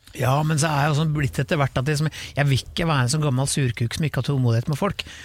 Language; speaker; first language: Norwegian; native; Norwegian